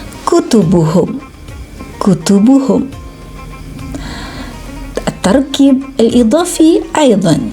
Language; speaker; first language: Arabic; non-native, fluent; Malay